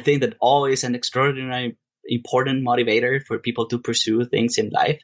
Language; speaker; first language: English; non-native, fluent; Spanish